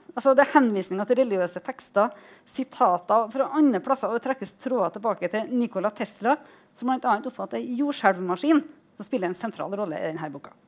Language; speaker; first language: Norwegian; native; Norwegian